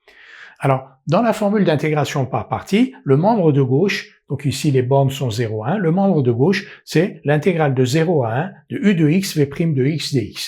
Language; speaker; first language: French; native; French